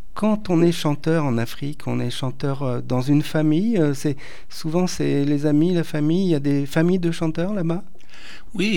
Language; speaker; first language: French; native; French